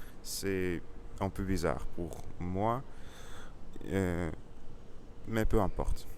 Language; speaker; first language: French; non-native, learner; Russian